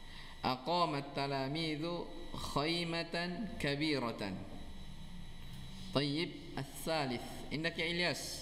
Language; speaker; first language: Arabic; non-native, fluent; Indonesian